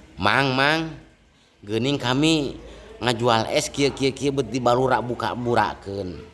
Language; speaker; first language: Sundanese; non-native, fluent; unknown